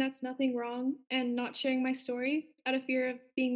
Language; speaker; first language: English; native; English